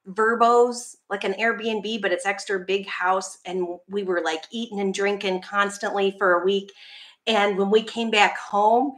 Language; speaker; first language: English; native; English